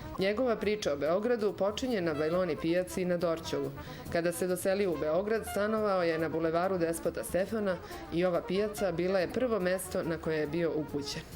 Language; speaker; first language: Serbian; native; Serbian